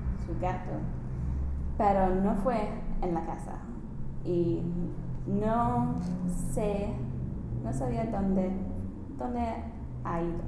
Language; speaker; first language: Spanish; non-native, learner; English